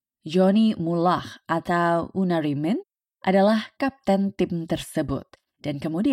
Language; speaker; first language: Indonesian; native; Indonesian